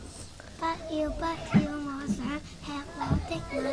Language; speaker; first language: Chinese; early bilingual, heritage; Cantonese